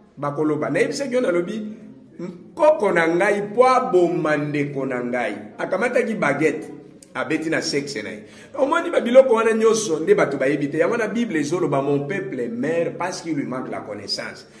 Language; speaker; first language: Lingala; non-native, local second language; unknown